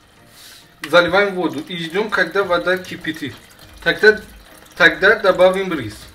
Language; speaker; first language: Russian; non-native, learner; Persian